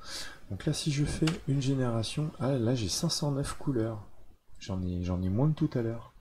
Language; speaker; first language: French; native; French